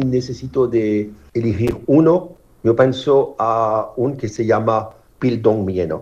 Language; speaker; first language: Spanish; non-native, learner; French